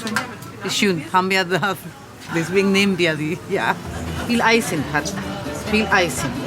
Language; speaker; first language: German; non-native, learner; Spanish